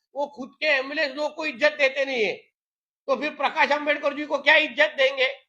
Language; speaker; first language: Hindi; non-native, local second language; Marathi